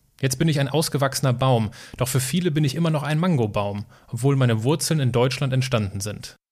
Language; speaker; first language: German; native; German